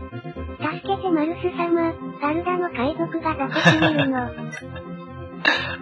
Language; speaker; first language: Japanese; native; Japanese